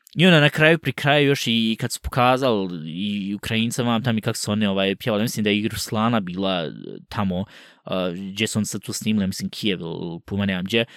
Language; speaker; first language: Bosnian; early bilingual, heritage; Bosnian